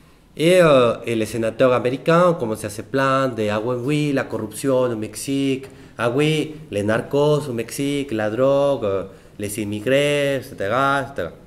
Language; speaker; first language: French; non-native, fluent; Spanish